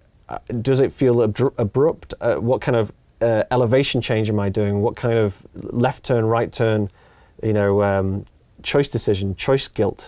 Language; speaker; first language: English; native; English